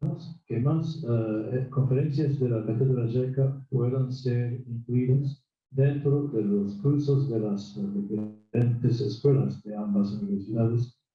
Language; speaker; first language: Spanish; non-native, fluent; Japanese